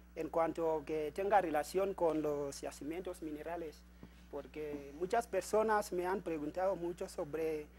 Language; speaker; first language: Spanish; non-native, fluent; Shona